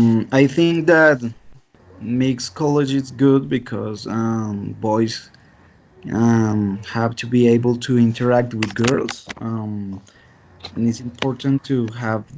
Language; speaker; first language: English; non-native, learner; Spanish